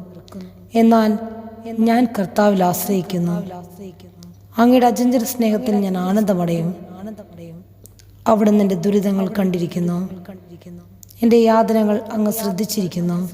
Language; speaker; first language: Malayalam; native; Malayalam